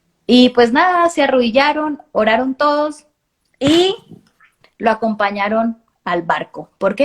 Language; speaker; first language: Spanish; native; Spanish